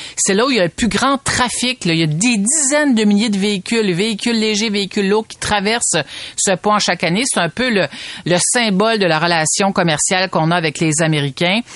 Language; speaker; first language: French; native; French